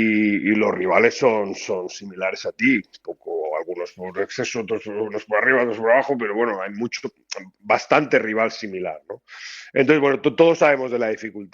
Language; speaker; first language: Spanish; native; Spanish